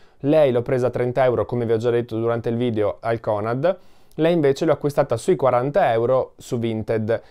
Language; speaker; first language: Italian; native; Italian